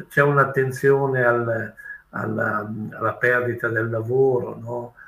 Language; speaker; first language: Italian; native; Italian